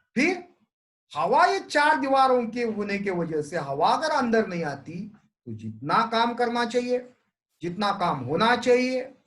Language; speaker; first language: Hindi; non-native, local second language; Marathi